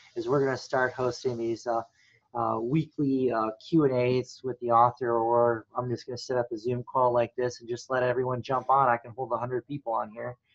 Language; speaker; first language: English; native; English